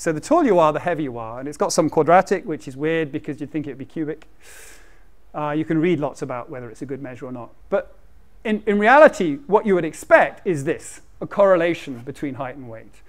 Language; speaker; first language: English; native; English